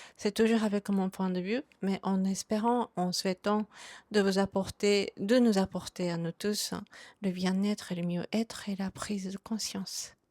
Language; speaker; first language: French; non-native, fluent; Japanese